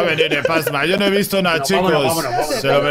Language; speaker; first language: Spanish; native; Spanish